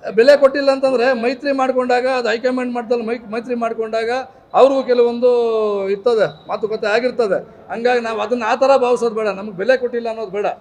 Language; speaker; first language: Kannada; native; Kannada